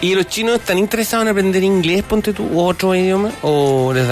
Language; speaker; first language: Spanish; native; Spanish